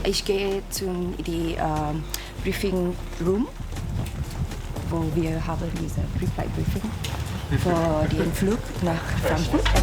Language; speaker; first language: German; non-native, fluent; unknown